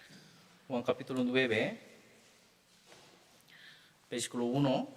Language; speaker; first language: Spanish; non-native, learner; Korean